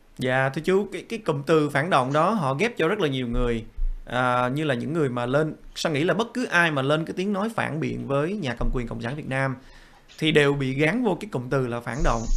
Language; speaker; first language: Vietnamese; early bilingual, other home language; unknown